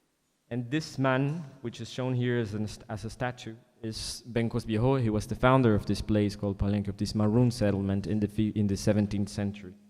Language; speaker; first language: English; non-native, fluent; Spanish